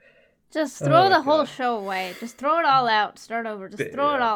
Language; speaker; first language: English; native; English